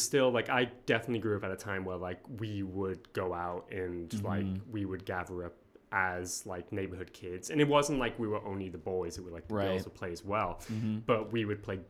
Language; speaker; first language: English; native; English